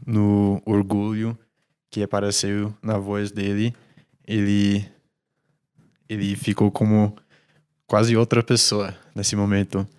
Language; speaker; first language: Portuguese; non-native, fluent; English